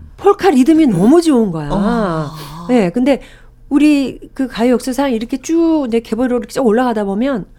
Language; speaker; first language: Korean; native; Korean